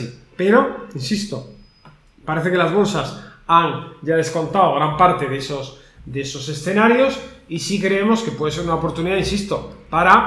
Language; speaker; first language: Spanish; native; Spanish